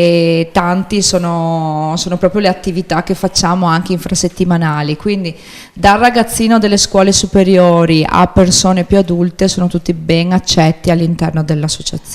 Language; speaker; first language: Italian; native; Italian